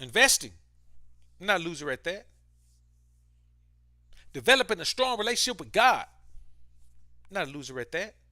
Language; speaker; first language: English; native; English